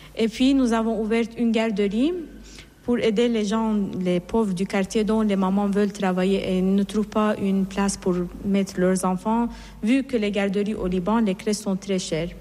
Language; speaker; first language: French; non-native, fluent; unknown